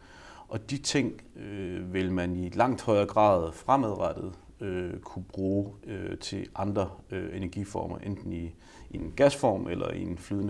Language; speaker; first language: Danish; native; Danish